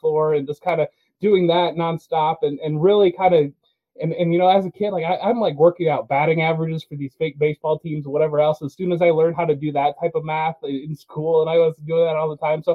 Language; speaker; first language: English; native; English